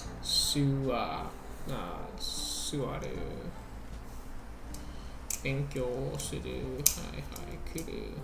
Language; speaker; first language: Japanese; non-native, learner; English